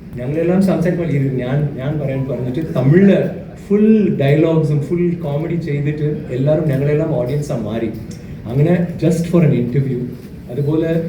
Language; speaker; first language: Malayalam; non-native, fluent; Tamil